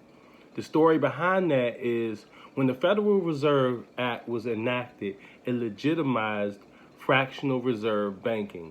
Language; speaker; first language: English; native; English